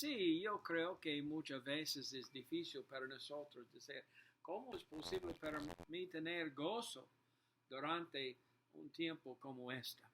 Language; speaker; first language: Spanish; non-native, learner; English